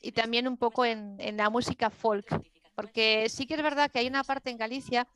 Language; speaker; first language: Spanish; native; Spanish